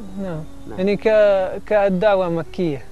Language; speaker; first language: Arabic; non-native, learner; Italian